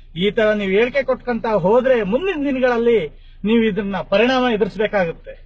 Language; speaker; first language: Kannada; native; Kannada